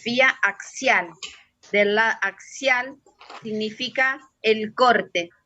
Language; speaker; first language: Spanish; native; Spanish